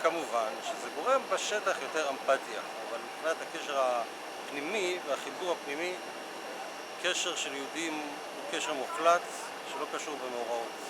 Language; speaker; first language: Hebrew; native; Hebrew